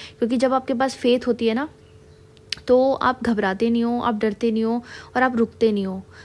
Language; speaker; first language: Hindi; native; Hindi